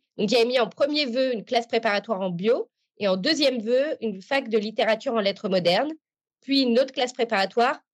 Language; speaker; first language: French; native; French